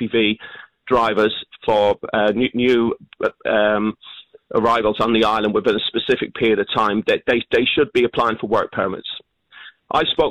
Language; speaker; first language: English; native; English